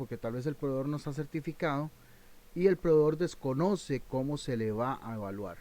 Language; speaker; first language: Spanish; native; Spanish